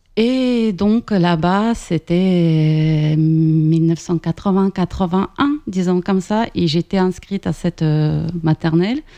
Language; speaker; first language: French; non-native, fluent; Ukrainian